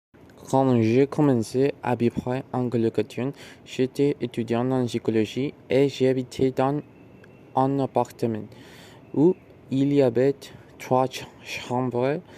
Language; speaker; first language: French; non-native, learner; Spanish